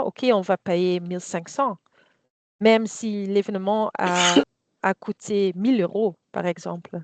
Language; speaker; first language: French; non-native, fluent; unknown